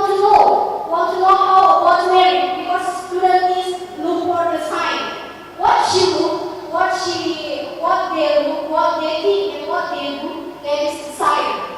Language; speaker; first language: English; non-native, learner; Indonesian